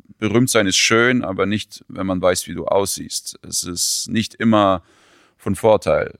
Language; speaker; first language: German; early bilingual, other home language; Russian